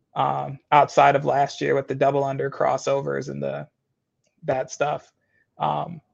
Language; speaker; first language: English; native; English